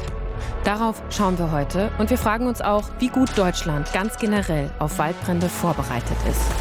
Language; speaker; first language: German; native; German